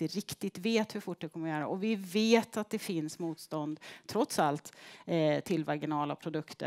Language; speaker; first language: Swedish; native; Swedish